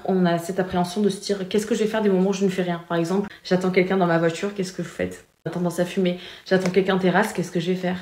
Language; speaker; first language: French; native; French